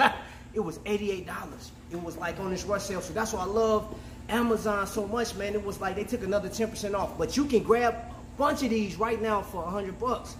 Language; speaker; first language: English; native; English